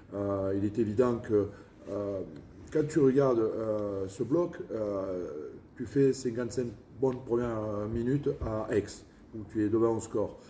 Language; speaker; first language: French; native; French